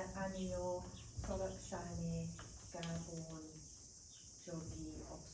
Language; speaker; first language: Korean; non-native, learner; English